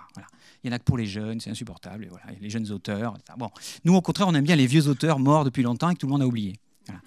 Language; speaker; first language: French; native; French